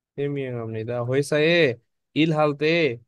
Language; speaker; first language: Korean; non-native, learner; Bangla